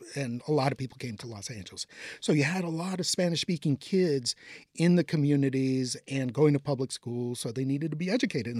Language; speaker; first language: English; early bilingual, other home language; Spanish